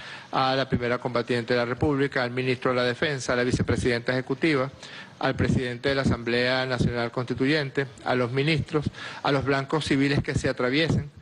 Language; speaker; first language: Spanish; native; Spanish